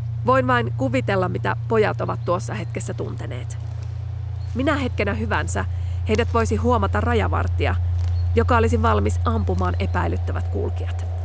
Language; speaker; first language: Finnish; native; Finnish